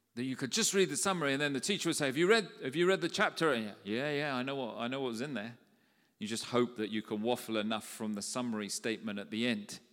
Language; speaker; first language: English; native; English